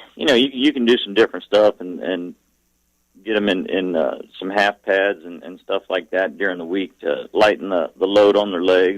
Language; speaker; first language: English; native; English